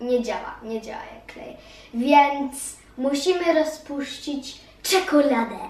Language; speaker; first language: Polish; early bilingual, heritage; Polish